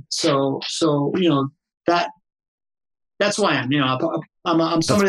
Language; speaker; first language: English; early bilingual, other home language; Spanish